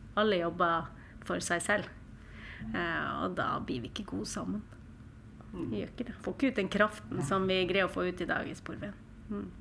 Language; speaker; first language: Norwegian; native; Norwegian